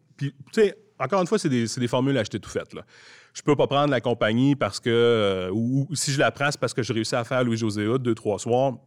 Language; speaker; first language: French; native; French